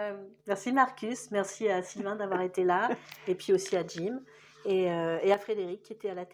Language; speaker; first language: French; native; French